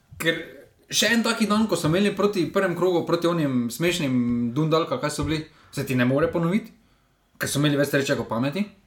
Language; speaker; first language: Slovenian; native; Slovenian